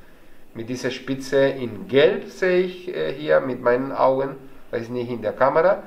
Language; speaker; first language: German; non-native, fluent; Spanish